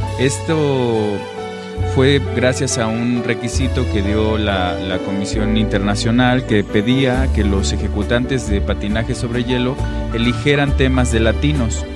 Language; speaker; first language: Spanish; native; Spanish